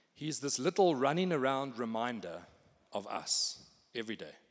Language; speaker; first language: English; native; English